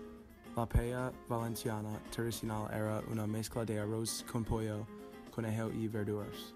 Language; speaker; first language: Spanish; non-native, learner; English